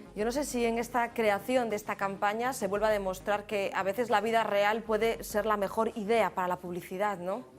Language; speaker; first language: Spanish; native; Spanish